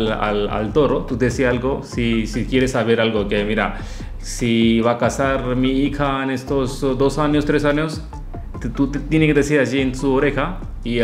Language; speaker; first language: Spanish; non-native, learner; Hindi